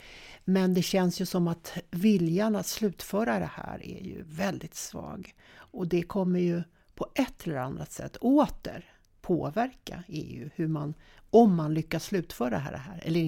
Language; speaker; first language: Swedish; native; Swedish